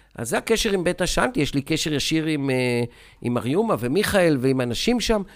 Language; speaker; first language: Hebrew; native; Hebrew